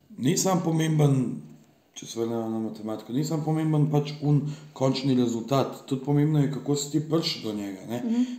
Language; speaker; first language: Slovenian; early bilingual, other home language; Bosnian